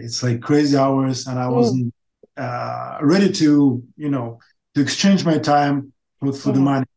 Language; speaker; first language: English; non-native, fluent; Ukrainian